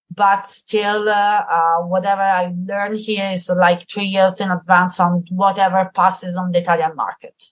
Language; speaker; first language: English; non-native, fluent; Italian